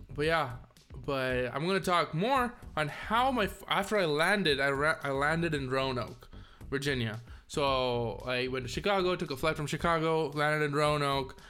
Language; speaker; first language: English; non-native, local second language; Tamil